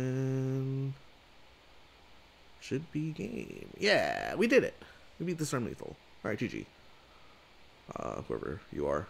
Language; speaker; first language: English; native; English